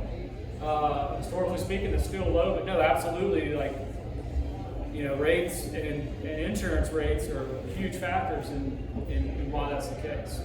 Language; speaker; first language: English; native; English